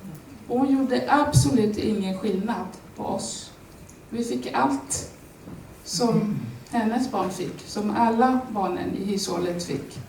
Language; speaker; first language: Swedish; non-native, fluent; Swahili